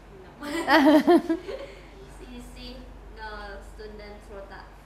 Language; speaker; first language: German; non-native, learner; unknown